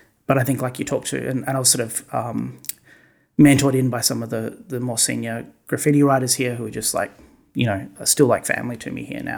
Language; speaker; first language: English; native; English